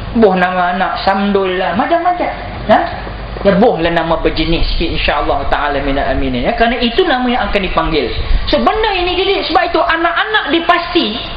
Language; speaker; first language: Malay; native; Malay